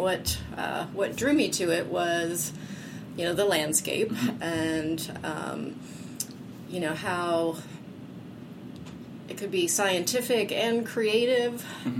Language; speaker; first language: English; native; English